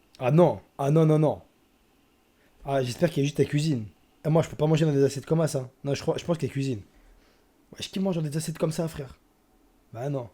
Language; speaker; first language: French; native; French